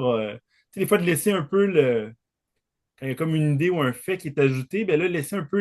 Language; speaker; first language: French; native; French